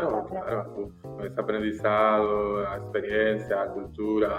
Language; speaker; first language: Portuguese; non-native, learner; Spanish